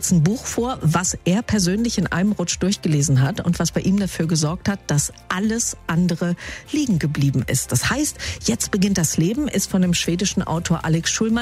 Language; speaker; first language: German; native; German